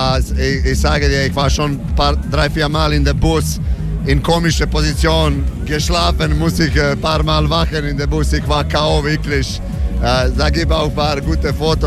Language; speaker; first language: German; non-native, learner; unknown